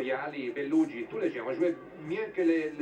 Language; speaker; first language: French; non-native, learner; Italian